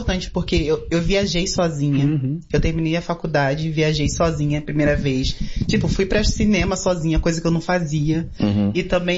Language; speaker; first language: Portuguese; native; Portuguese